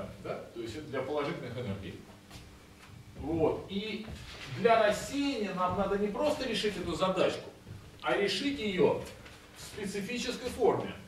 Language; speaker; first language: Russian; native; Russian